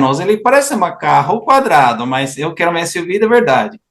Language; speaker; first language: Portuguese; non-native, fluent; English